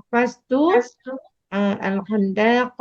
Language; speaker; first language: Arabic; non-native, learner; Malay